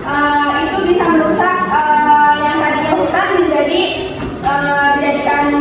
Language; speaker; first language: Indonesian; native; Indonesian